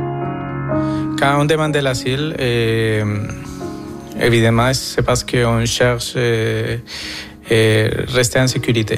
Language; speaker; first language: French; non-native, learner; Spanish